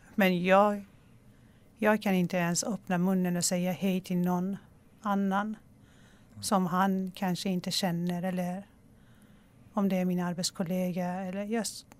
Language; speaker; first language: Swedish; non-native, fluent; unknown